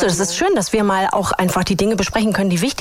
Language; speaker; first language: German; native; German